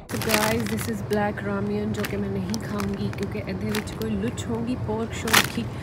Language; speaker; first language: Urdu; native; Urdu